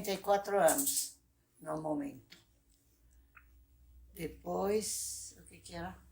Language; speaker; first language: Portuguese; non-native, local second language; Japanese